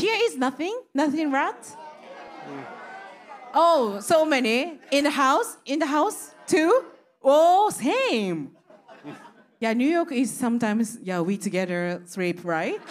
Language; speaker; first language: English; non-native, learner; Japanese